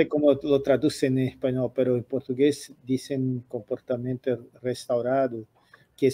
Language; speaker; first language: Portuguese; non-native, fluent; Spanish